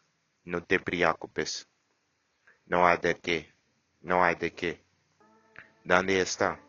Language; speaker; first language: Spanish; non-native, learner; English